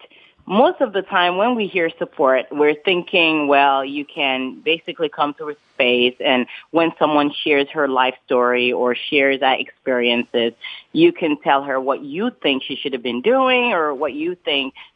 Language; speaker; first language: English; non-native, local second language; Yoruba